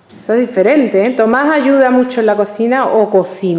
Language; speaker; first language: Spanish; native; Spanish